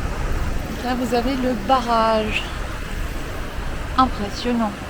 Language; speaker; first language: French; native; French